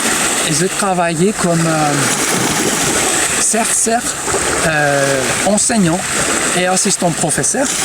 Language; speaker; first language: French; non-native, fluent; Greek